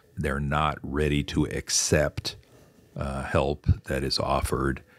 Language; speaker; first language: English; native; English